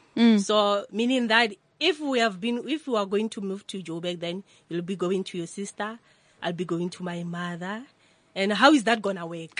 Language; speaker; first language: English; non-native, local second language; Northern Sotho